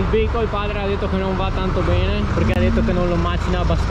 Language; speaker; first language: Italian; native; Italian